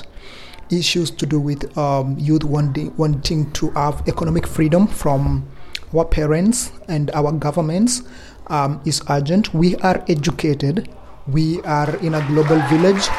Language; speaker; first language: English; non-native, local second language; Kalenjin